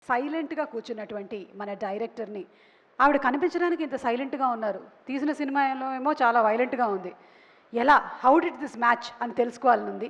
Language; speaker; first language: Telugu; native; Telugu